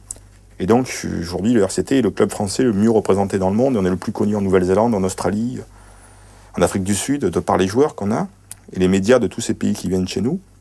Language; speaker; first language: French; native; French